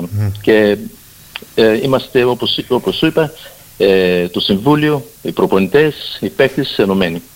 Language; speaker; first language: Greek; early bilingual, heritage; Greek